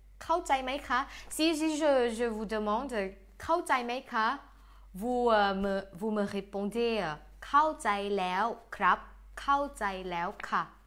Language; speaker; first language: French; non-native, fluent; Thai